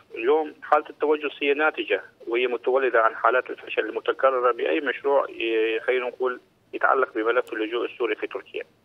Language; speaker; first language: Arabic; native; Arabic